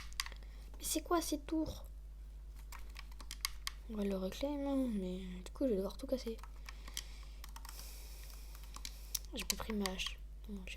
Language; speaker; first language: French; native; French